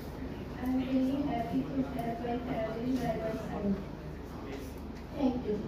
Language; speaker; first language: English; non-native, learner; Bangla